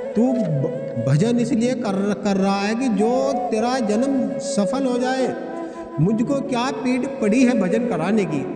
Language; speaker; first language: Hindi; native; Hindi